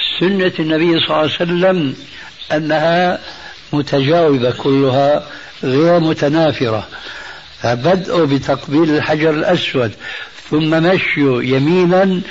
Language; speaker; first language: Arabic; early bilingual, other home language; Albanian